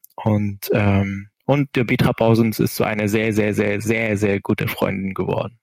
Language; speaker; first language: German; non-native, fluent; Arabic